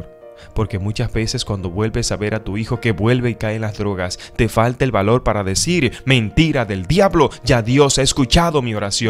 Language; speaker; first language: Spanish; native; Spanish